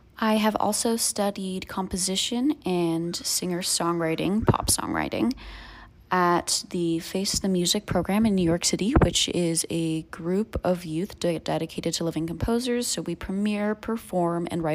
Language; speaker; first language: English; native; English